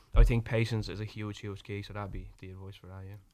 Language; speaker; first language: English; native; English